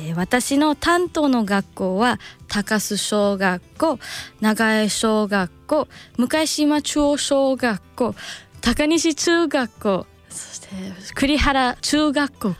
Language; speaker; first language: Japanese; non-native, learner; English